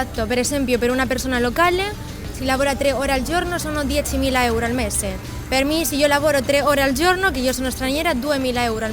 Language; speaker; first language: Italian; non-native, learner; Spanish